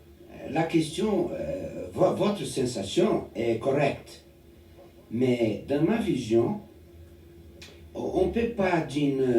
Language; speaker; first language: French; non-native, learner; Portuguese